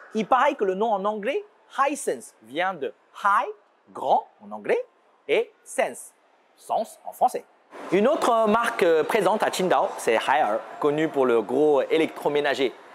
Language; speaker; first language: French; non-native, fluent; Chinese